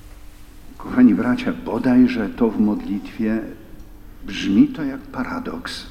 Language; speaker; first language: Polish; native; Polish